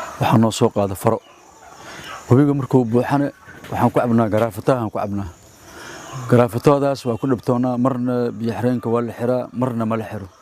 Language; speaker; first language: Somali; native; Somali